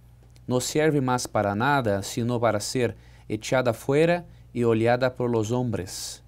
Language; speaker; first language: Spanish; non-native, learner; Portuguese